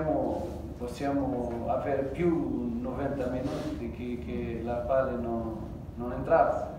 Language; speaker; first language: Italian; non-native, fluent; Portuguese